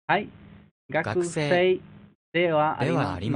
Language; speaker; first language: Japanese; non-native, learner; Spanish